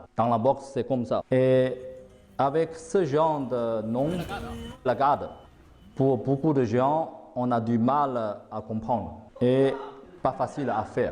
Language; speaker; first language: French; non-native, fluent; Chinese